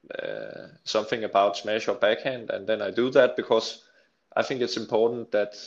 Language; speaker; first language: English; non-native, fluent; Danish